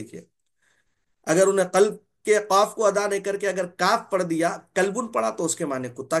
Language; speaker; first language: Urdu; native; Urdu